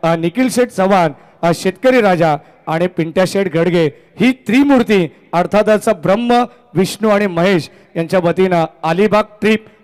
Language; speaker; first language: Marathi; native; Marathi